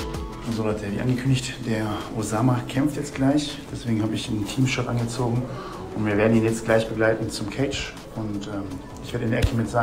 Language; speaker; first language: German; native; German